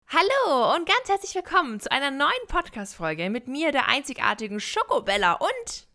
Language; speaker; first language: German; native; German